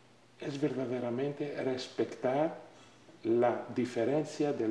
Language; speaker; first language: Spanish; non-native, fluent; Greek